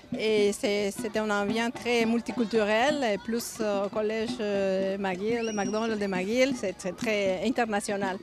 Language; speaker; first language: French; non-native, fluent; Spanish